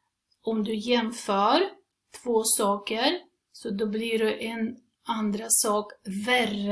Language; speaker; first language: Swedish; non-native, fluent; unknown